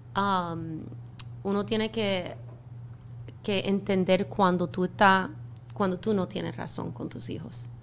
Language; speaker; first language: Spanish; non-native, fluent; English